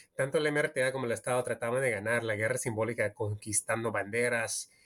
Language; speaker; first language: Spanish; early bilingual, heritage; Spanish